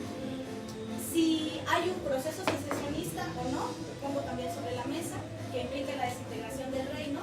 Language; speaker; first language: Spanish; native; Spanish